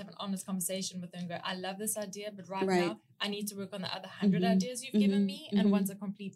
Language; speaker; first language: English; native; English